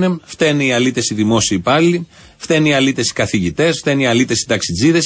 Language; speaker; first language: Greek; native; Greek